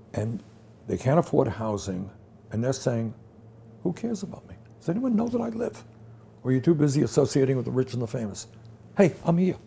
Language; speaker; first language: English; native; English